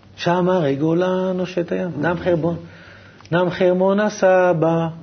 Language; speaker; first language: Hebrew; native; Hebrew